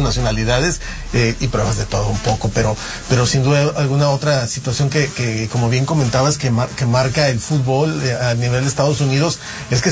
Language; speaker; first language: Spanish; native; Spanish